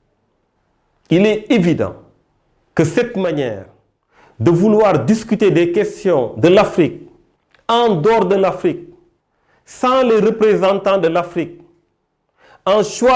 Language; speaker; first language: French; non-native, local second language; Wolof